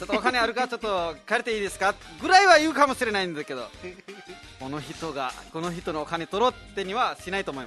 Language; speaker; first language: Japanese; non-native, fluent; Nepali